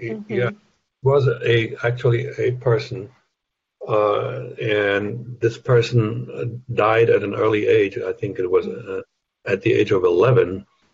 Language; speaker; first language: English; non-native, fluent; German